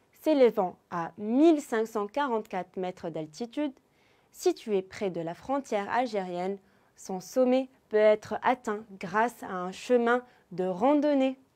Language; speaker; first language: French; non-native, local second language; Arabic